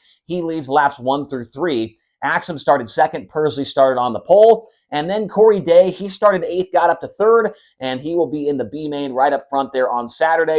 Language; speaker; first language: English; native; English